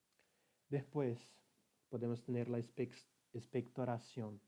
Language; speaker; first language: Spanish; non-native, learner; Portuguese